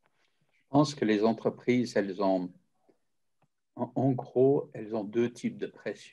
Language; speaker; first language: French; native; French